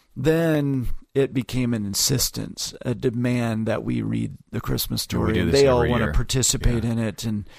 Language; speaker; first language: English; native; English